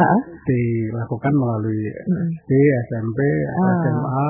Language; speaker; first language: Indonesian; native; Indonesian